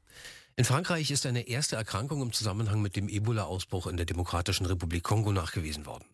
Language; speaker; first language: German; native; German